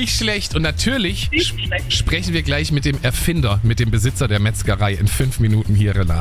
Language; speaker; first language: German; native; German